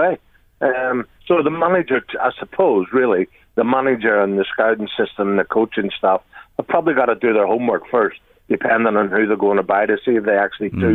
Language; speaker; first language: English; native; English